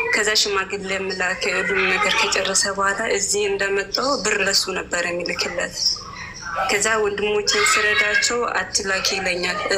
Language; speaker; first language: Amharic; native; Amharic